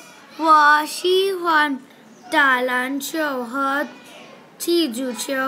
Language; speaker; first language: Chinese; non-native, learner; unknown